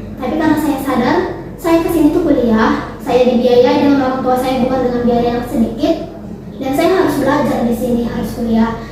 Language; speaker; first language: Indonesian; native; Indonesian